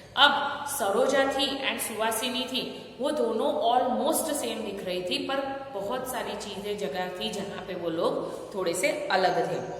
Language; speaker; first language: Hindi; non-native, local second language; Gujarati